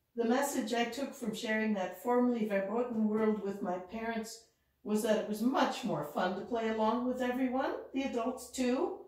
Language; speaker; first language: English; native; English